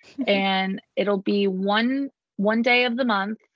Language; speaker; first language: English; native; English